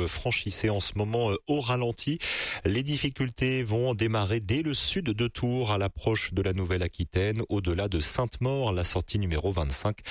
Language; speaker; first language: French; native; French